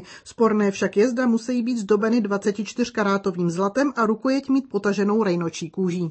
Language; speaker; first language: Czech; native; Czech